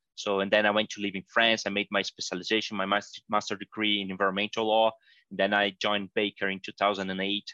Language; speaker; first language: English; non-native, fluent; Portuguese